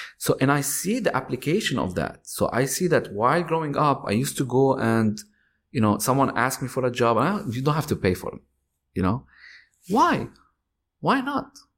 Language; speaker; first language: English; non-native, fluent; Arabic